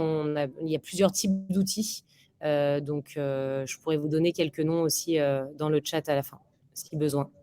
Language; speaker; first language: French; native; French